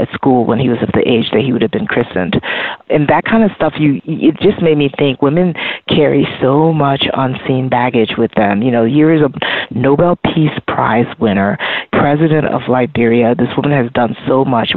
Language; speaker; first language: English; native; English